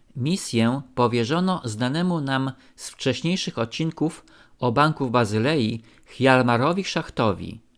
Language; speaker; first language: Polish; native; Polish